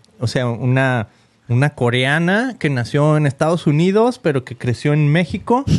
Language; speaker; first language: Spanish; native; Spanish